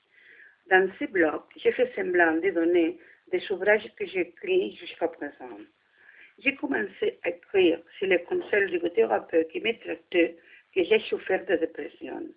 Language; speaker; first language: French; non-native, learner; Spanish